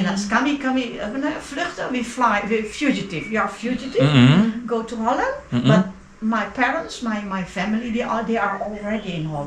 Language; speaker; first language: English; non-native, learner; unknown